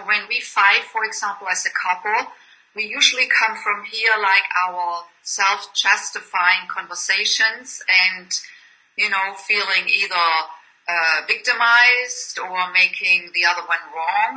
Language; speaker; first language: English; non-native, fluent; German